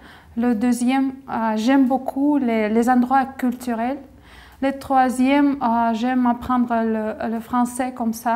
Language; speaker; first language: French; non-native, learner; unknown